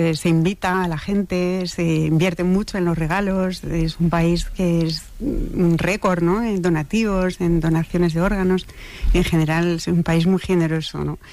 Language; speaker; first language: Spanish; non-native, fluent; French